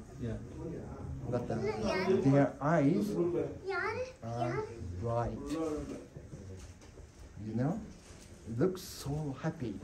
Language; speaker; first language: English; non-native, learner; Japanese